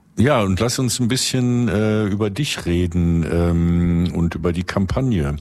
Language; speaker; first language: German; native; German